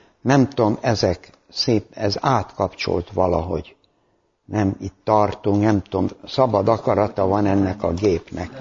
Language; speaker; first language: Hungarian; native; Hungarian